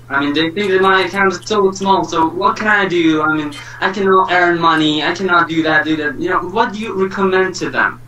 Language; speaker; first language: English; non-native, fluent; Persian